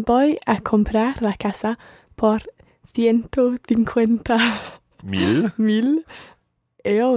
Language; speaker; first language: Spanish; non-native, learner; English